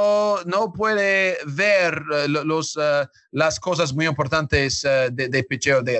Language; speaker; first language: Spanish; non-native, learner; English